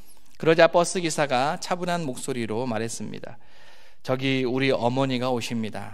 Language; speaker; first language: Korean; native; Korean